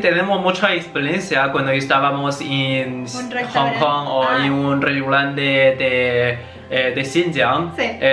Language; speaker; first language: Spanish; non-native, learner; Chinese